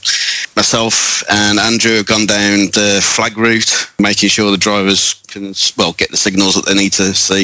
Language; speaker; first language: English; native; English